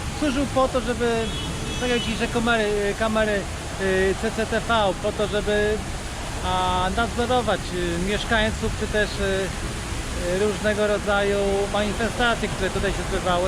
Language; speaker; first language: Polish; native; Polish